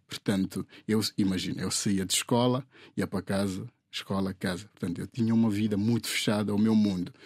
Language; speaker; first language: Portuguese; non-native, local second language; Upper Guinea Crioulo